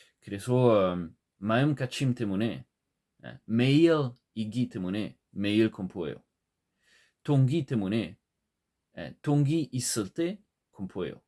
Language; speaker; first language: Korean; non-native, learner; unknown